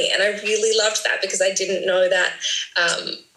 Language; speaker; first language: English; native; English